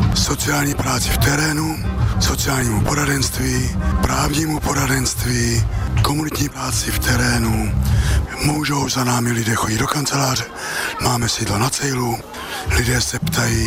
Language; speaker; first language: Czech; native; Czech